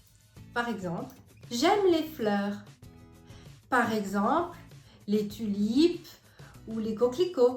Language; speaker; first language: French; non-native, fluent; Italian